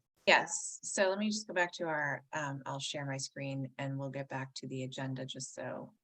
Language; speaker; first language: English; native; English